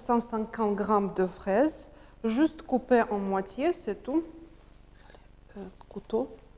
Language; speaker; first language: French; non-native, learner; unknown